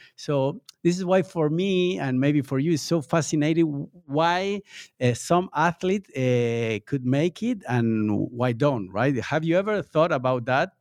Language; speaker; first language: English; non-native, fluent; Spanish